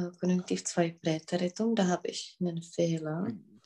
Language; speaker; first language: German; non-native, fluent; Czech